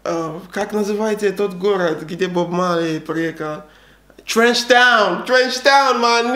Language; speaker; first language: Russian; non-native, learner; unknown